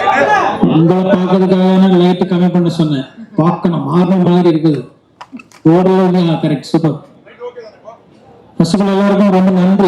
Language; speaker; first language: Tamil; non-native, learner; Malayalam